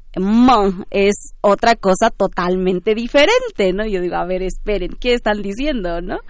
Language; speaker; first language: Spanish; early bilingual, other home language; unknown